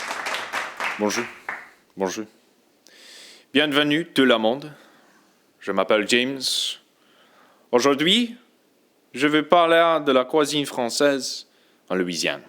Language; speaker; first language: French; non-native, learner; English